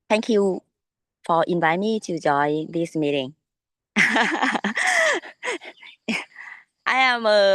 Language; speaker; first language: English; non-native, learner; Vietnamese